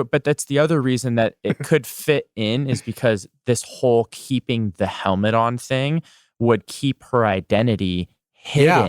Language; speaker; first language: English; native; English